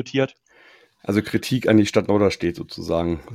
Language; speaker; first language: German; native; German